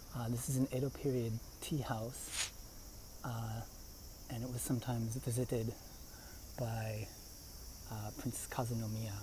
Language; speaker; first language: English; native; English